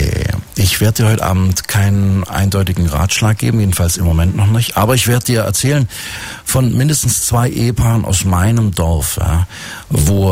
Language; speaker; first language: German; native; German